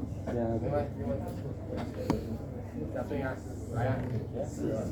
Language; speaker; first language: Chinese; native; Chinese